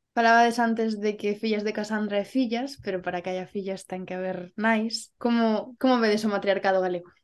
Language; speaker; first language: Galician; non-native, local second language; Spanish